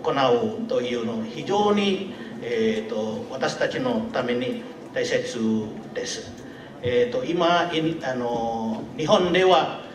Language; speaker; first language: Japanese; non-native, learner; Indonesian